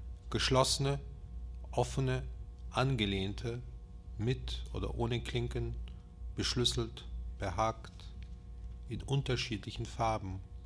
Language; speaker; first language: German; early bilingual, other home language; Turkish